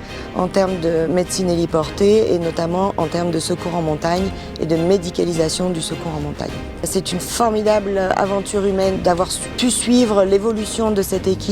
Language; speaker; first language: French; native; French